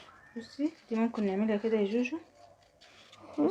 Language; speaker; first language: Arabic; native; Arabic